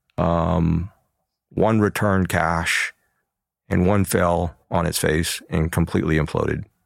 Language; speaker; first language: English; early bilingual, other home language; Chinese